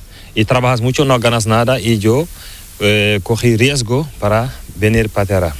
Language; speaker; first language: Spanish; non-native, learner; Fula